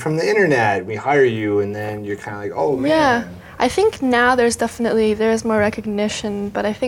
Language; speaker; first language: English; early bilingual, other home language; Spanish